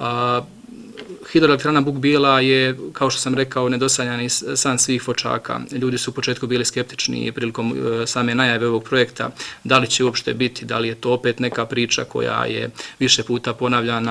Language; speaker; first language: Bosnian; native; Bosnian